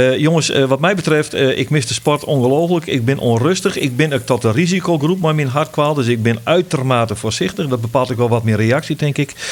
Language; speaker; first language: Dutch; non-native, local second language; Western Frisian